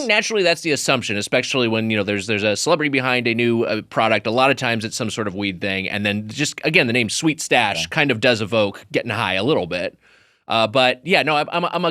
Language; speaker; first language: English; native; English